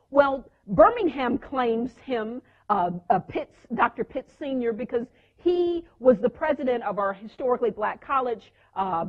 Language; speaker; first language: English; native; English